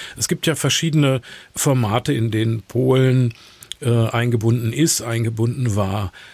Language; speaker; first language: German; native; German